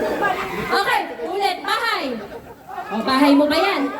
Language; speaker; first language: Filipino; native; Filipino